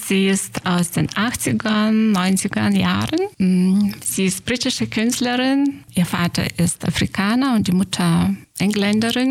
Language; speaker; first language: German; non-native, fluent; Lithuanian